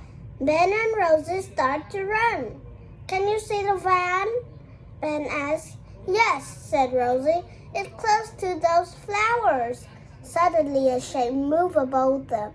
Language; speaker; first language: English; non-native, learner; Vietnamese